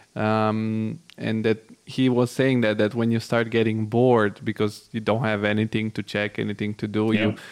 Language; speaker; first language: English; non-native, fluent; Bulgarian